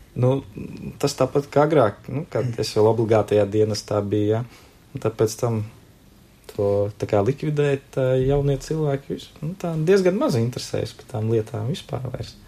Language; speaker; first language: Latvian; native; Latvian